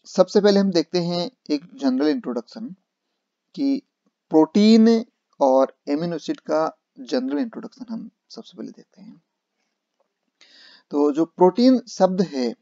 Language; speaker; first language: Hindi; native; Hindi